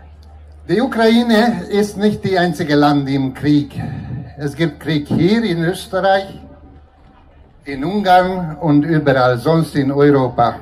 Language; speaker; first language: German; non-native, fluent; Hungarian